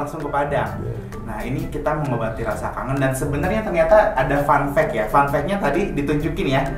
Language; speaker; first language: Indonesian; native; Indonesian